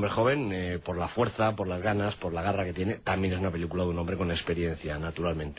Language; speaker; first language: Spanish; native; Spanish